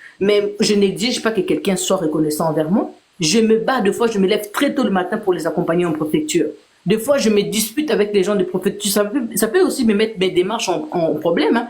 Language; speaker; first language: French; non-native, local second language; Lingala